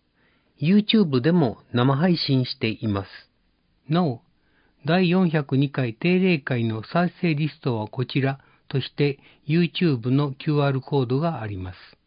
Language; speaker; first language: Japanese; native; Japanese